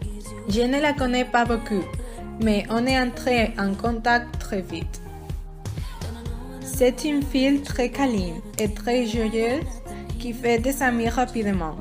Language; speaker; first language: French; non-native, learner; Spanish